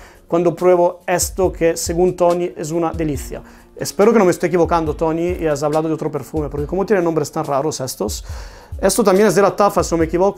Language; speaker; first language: Spanish; non-native, fluent; Italian